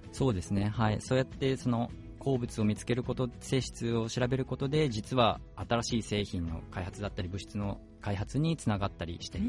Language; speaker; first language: Japanese; native; Japanese